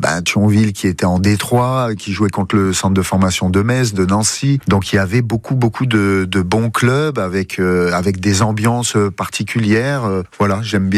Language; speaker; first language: French; native; French